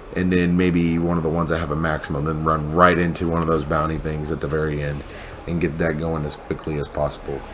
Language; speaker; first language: English; native; English